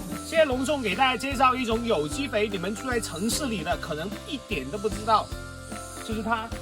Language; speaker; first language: Chinese; non-native, local second language; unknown